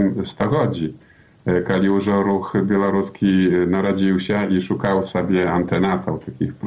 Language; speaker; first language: Polish; non-native, learner; Belarusian